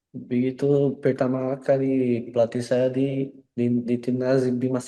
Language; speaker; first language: Indonesian; non-native, learner; Portuguese